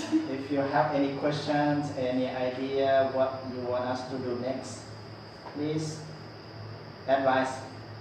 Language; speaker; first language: English; non-native, learner; Lao